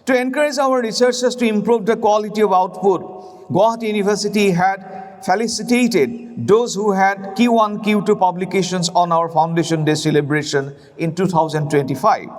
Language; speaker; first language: English; non-native, local second language; Assamese